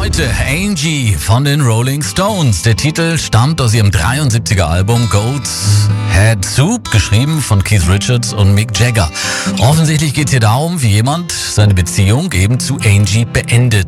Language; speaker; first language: German; native; German